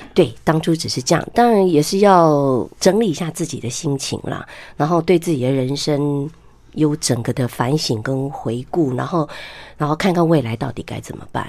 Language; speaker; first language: Chinese; native; Chinese